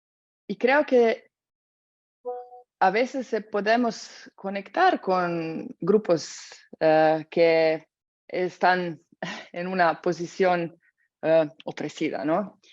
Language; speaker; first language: Spanish; non-native, fluent; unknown